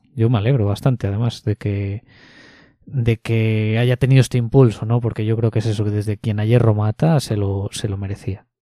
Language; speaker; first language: Spanish; native; Spanish